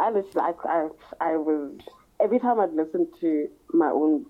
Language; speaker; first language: English; non-native, local second language; Southern Sotho